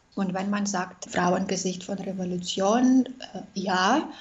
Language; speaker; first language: German; non-native, fluent; Russian